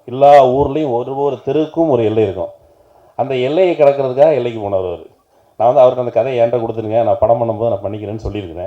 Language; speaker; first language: Tamil; native; Tamil